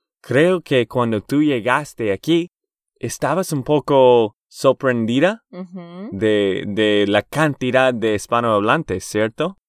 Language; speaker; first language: Spanish; non-native, fluent; English